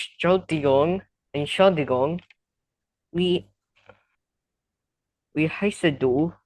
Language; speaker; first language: German; non-native, learner; Indonesian